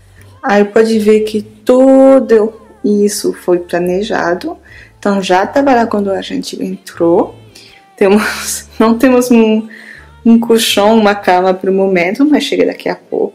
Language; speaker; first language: Portuguese; non-native, fluent; French